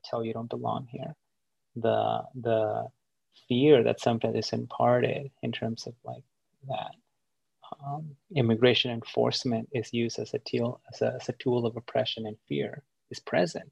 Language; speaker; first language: English; early bilingual, other home language; Spanish